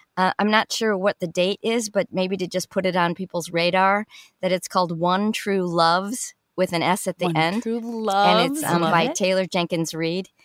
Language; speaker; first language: English; native; English